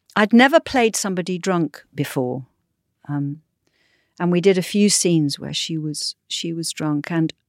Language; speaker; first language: English; native; English